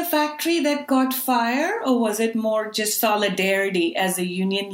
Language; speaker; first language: English; non-native, local second language; Urdu